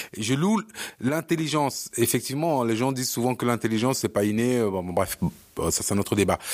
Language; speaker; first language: French; early bilingual, other home language; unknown